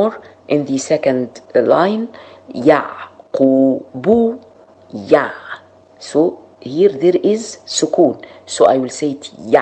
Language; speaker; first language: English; non-native, fluent; Arabic